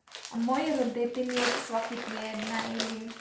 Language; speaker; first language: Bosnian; non-native, learner; Filipino